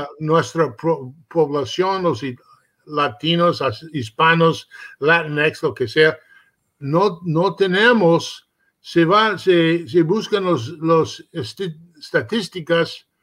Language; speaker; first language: Spanish; early bilingual, heritage; Spanish